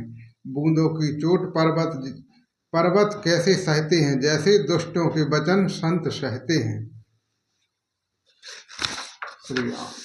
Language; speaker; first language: Hindi; native; Hindi